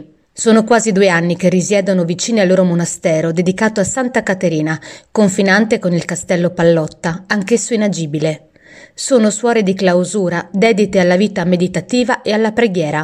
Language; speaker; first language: Italian; native; Italian